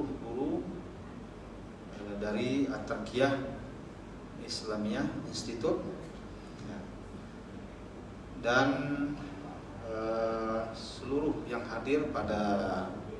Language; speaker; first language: Indonesian; native; Indonesian